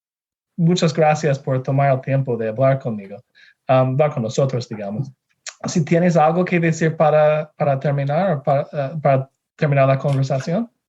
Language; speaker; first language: Spanish; non-native, fluent; English